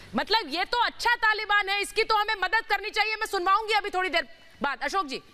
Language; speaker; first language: Hindi; native; Hindi